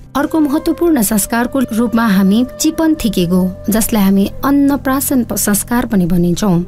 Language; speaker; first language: Nepali; non-native, local second language; Newari